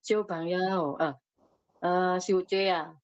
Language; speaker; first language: Chinese; non-native, learner; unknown